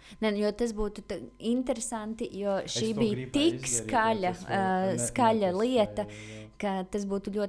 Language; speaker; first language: Latvian; native; Latvian